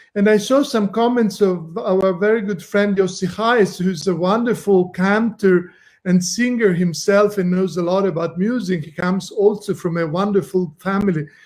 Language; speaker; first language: English; non-native, fluent; Italian